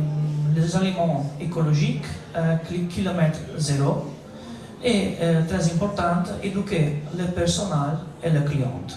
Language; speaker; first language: French; non-native, learner; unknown